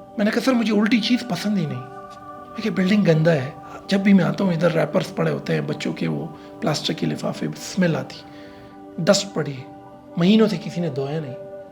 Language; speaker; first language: Urdu; non-native, local second language; Pashto